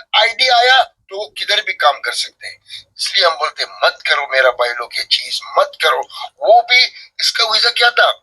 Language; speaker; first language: Hindi; non-native, learner; Arabic